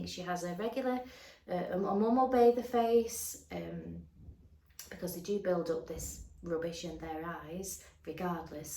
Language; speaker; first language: English; native; English